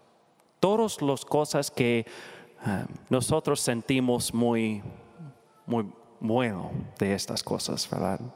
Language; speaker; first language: Spanish; non-native, learner; English